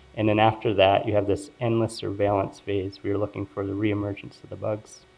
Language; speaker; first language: English; native; English